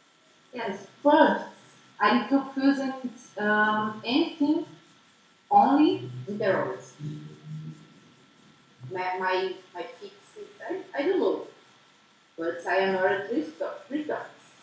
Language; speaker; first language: English; non-native, learner; Portuguese